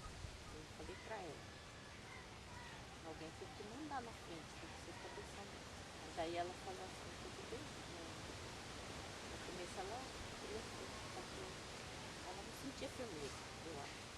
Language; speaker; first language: Portuguese; non-native, local second language; Guarani